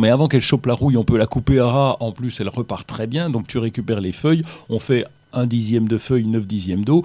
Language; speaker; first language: French; native; French